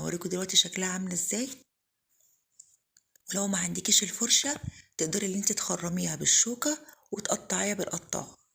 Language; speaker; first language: Arabic; native; Arabic